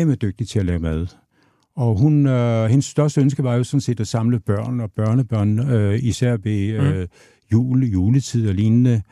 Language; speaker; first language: Danish; native; Danish